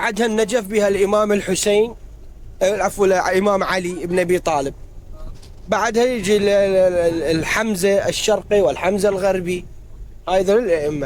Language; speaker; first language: Arabic; native; Arabic